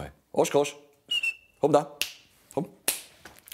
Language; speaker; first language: German; native; German